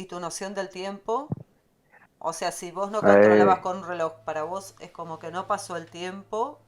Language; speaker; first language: Spanish; native; Spanish